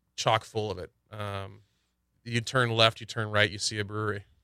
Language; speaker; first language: English; native; English